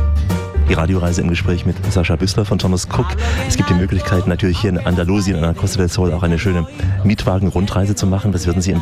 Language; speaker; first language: German; native; German